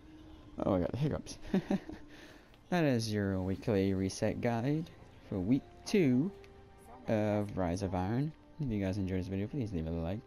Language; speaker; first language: English; native; English